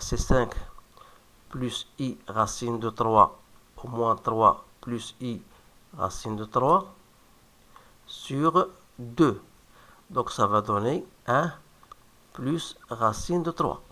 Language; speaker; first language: French; non-native, local second language; Arabic